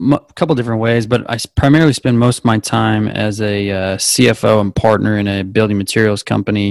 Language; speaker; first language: English; native; English